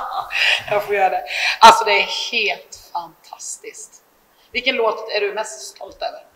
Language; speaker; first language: Swedish; native; Swedish